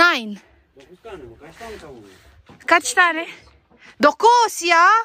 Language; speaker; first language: Turkish; non-native, learner; Filipino